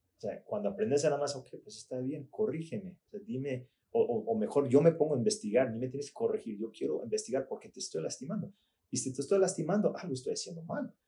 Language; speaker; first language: Spanish; early bilingual, other home language; English